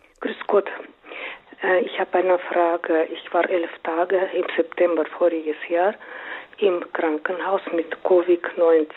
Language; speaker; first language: German; non-native, learner; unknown